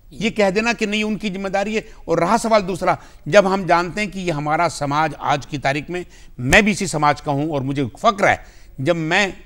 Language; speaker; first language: Hindi; native; Hindi